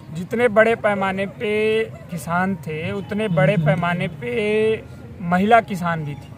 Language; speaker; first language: Hindi; native; Hindi